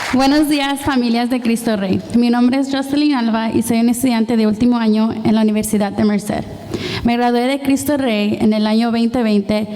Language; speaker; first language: Spanish; early bilingual, heritage; Spanish